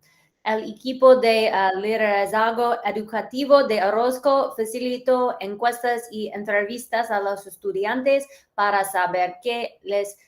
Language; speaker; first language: Spanish; early bilingual, heritage; English